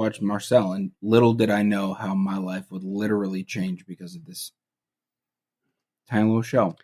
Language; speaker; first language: English; native; English